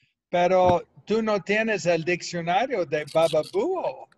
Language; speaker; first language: Spanish; non-native, fluent; English